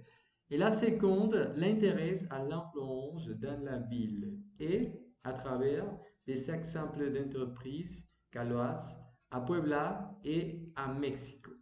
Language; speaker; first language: French; non-native, learner; Spanish